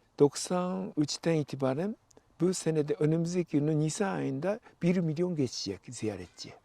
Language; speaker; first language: Turkish; non-native, fluent; Japanese